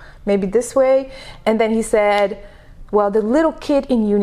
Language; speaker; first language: English; non-native, fluent; French